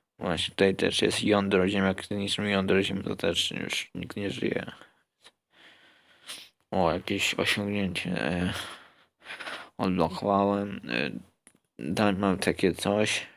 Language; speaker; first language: Polish; native; Polish